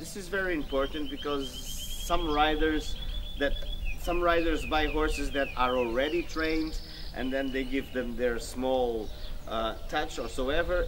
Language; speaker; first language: English; non-native, fluent; Portuguese